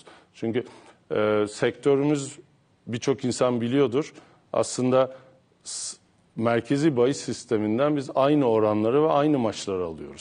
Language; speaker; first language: Turkish; native; Turkish